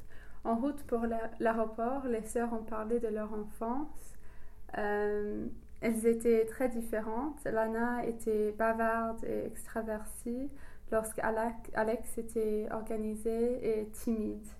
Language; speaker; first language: French; non-native, learner; English